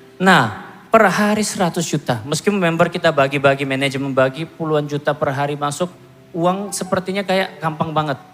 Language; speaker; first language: Indonesian; non-native, fluent; Korean